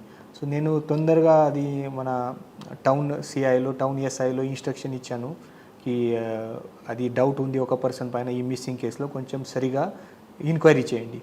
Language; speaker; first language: Telugu; non-native, fluent; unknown